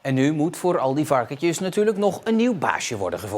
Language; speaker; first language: Dutch; native; Dutch